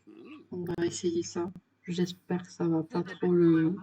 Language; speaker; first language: French; native; French